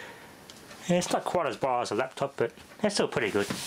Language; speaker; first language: English; native; English